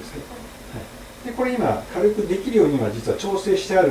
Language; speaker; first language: Japanese; native; Japanese